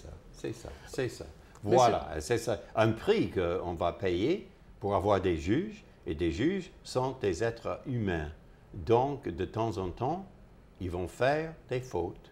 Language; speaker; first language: French; non-native, fluent; English